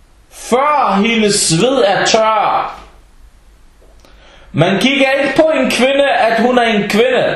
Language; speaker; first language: Danish; early bilingual, other home language; Arabic